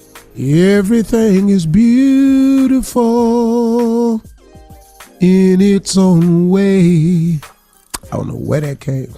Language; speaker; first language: English; native; English